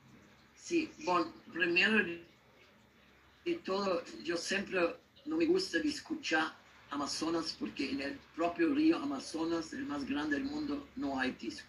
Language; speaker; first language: Spanish; non-native, learner; German